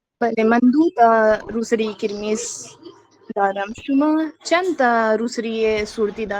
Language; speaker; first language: Persian; non-native, learner; Urdu